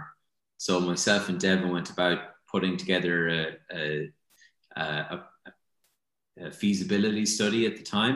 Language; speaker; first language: English; native; English